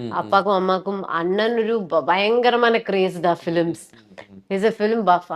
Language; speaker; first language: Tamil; non-native, learner; Malayalam